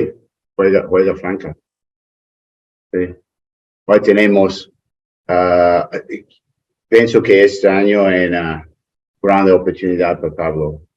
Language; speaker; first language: Spanish; non-native, learner; English